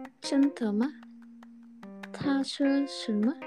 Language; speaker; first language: Chinese; non-native, learner; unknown